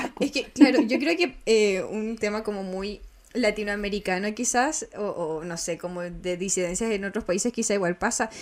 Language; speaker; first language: Spanish; native; Spanish